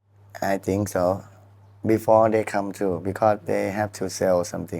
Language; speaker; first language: English; non-native, learner; Thai